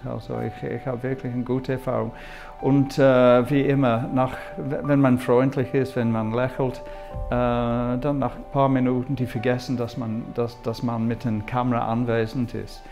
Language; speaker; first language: German; non-native, fluent; English